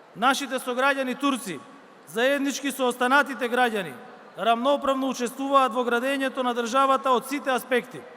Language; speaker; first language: Macedonian; native; Macedonian